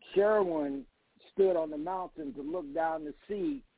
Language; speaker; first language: English; native; English